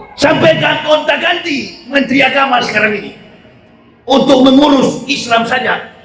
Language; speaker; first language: Indonesian; native; Indonesian